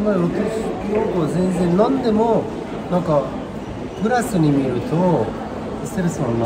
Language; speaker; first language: Japanese; non-native, fluent; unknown